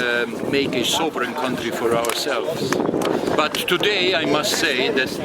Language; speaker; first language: English; non-native, fluent; Hungarian